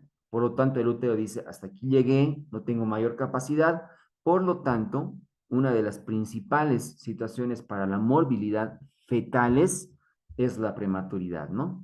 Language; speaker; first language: Spanish; native; Spanish